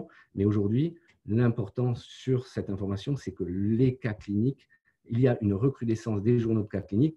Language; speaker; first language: French; native; French